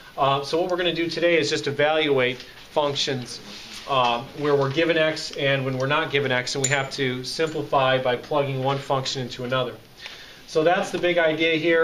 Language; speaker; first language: English; native; English